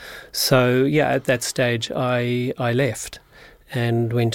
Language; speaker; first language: English; native; English